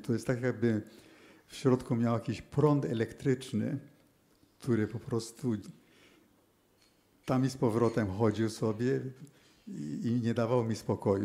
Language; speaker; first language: Polish; early bilingual, heritage; Polish